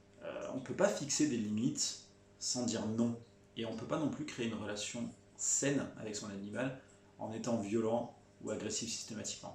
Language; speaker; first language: French; native; French